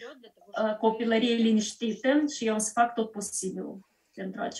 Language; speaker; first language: Romanian; early bilingual, heritage; Romanian